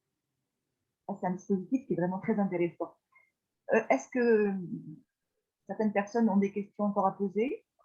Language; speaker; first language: French; native; French